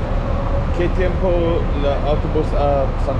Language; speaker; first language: Spanish; non-native, learner; English